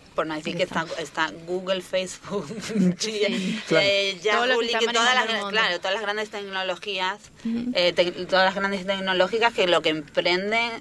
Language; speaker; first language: Spanish; native; Spanish